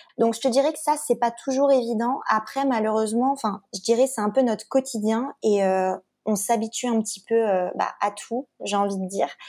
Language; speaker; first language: French; native; French